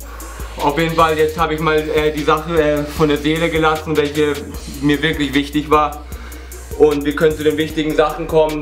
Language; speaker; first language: German; native; German